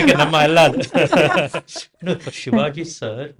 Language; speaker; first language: Tamil; non-native, learner; Telugu